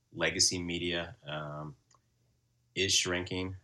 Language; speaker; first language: English; native; English